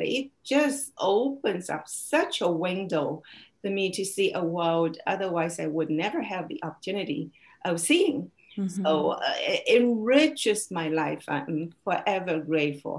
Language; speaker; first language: English; non-native, fluent; Chinese